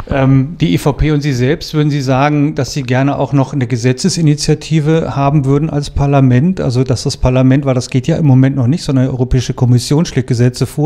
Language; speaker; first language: German; native; German